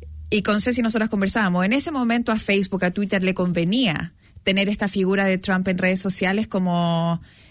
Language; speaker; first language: Spanish; native; Spanish